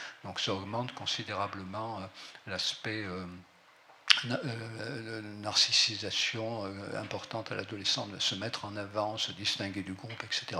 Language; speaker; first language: French; native; French